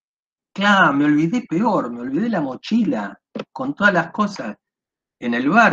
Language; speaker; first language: Spanish; native; Spanish